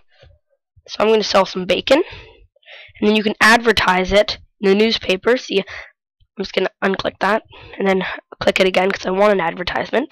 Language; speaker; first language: English; native; English